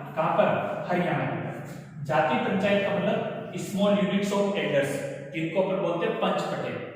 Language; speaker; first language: Hindi; native; Hindi